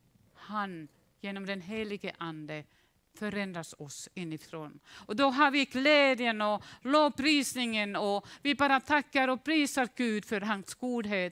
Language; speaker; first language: Swedish; non-native, fluent; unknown